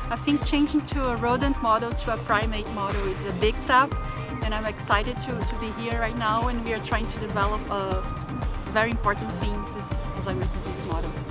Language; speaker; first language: English; non-native, fluent; Portuguese